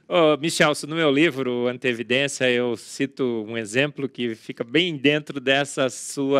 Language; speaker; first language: Portuguese; native; Portuguese